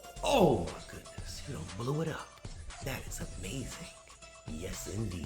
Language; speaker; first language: English; native; English